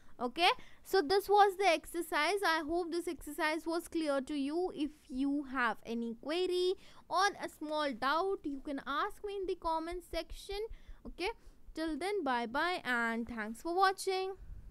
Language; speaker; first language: English; non-native, local second language; Hindi